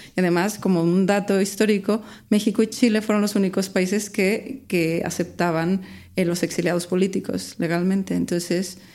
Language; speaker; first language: Spanish; native; Spanish